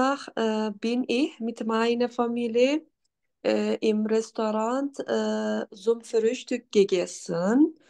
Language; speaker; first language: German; non-native, learner; Turkish